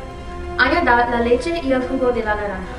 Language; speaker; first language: Spanish; non-native, learner; English